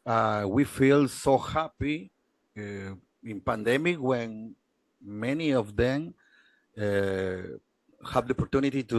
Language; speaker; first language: English; non-native, learner; Spanish